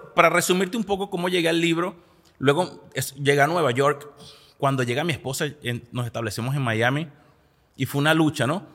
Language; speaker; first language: Spanish; native; Spanish